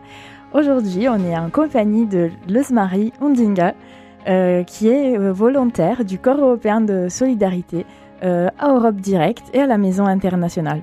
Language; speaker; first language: French; native; French